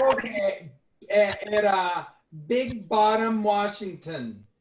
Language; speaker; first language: Spanish; non-native, fluent; English